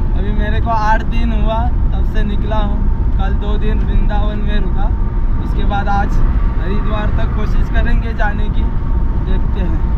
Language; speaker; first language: Hindi; non-native, local second language; Marathi